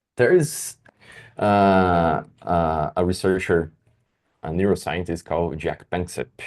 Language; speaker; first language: English; non-native, fluent; Portuguese